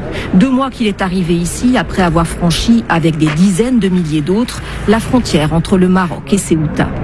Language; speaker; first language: French; native; French